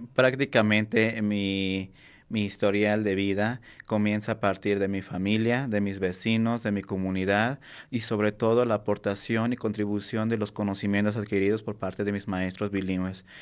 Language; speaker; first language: Spanish; non-native, local second language; Nahuatl languages